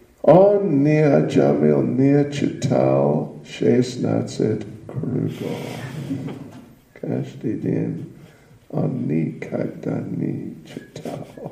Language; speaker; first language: Russian; non-native, learner; English